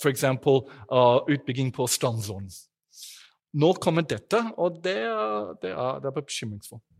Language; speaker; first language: Norwegian; non-native, fluent; English